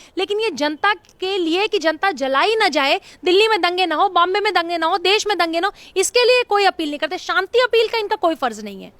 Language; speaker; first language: Hindi; native; Hindi